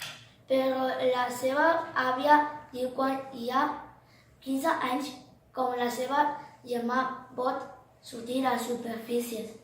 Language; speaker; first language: Catalan; non-native, learner; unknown